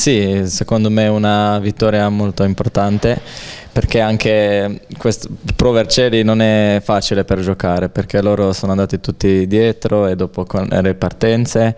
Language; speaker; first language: Italian; non-native, learner; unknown